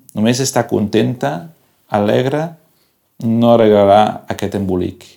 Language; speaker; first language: Catalan; non-native, local second language; Spanish